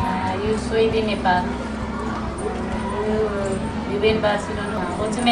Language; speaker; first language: Spanish; non-native, learner; Nepali